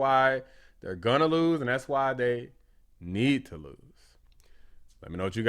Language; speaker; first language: English; native; English